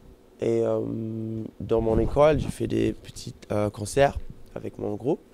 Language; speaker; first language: French; non-native, fluent; German